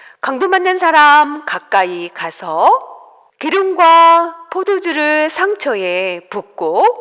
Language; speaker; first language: Korean; native; Korean